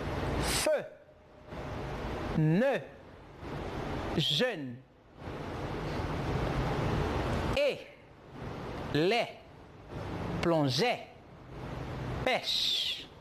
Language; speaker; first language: French; non-native, fluent; Spanish